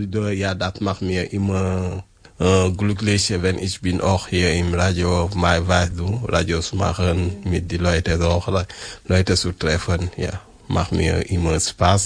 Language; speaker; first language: German; non-native, learner; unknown